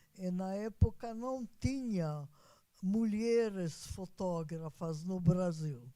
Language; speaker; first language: Portuguese; non-native, fluent; Hungarian